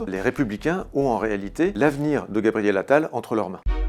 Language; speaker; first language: French; native; French